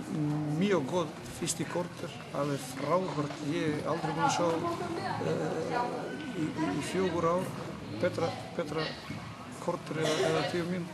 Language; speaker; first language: Icelandic; non-native, fluent; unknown